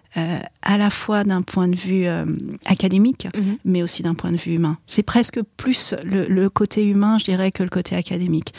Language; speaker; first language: French; early bilingual, other home language; Chinese